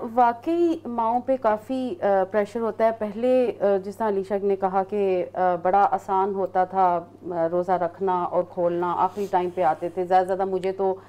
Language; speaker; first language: Urdu; native; Urdu